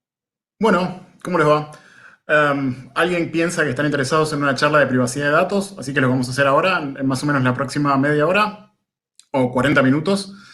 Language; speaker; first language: Spanish; native; Spanish